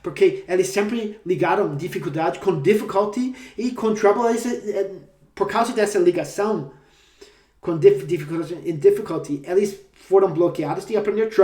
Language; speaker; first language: Portuguese; non-native, fluent; English